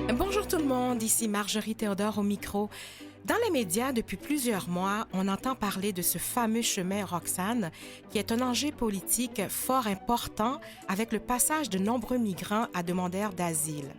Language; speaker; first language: French; native; French